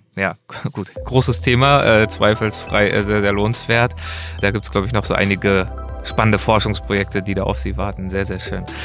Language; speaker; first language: German; native; German